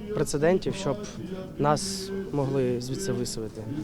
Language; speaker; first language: Ukrainian; native; Ukrainian